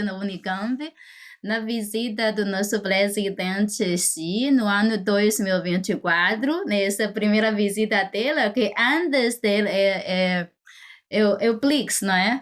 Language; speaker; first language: Portuguese; non-native, fluent; Chinese